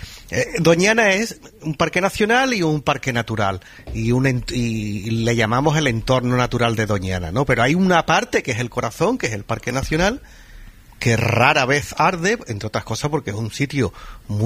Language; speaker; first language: Spanish; native; Spanish